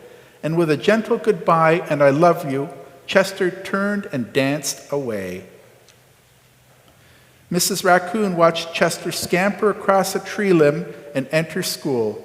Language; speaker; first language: English; native; English